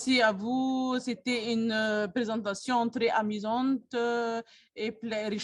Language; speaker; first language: French; non-native, fluent; Arabic